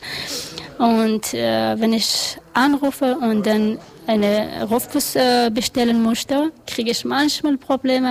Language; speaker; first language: German; non-native, learner; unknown